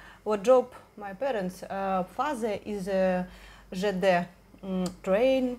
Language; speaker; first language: English; non-native, learner; Russian